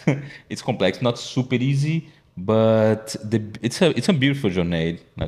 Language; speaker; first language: English; non-native, fluent; Portuguese